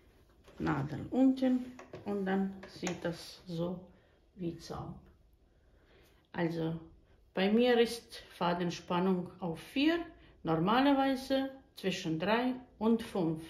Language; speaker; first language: German; non-native, fluent; Bosnian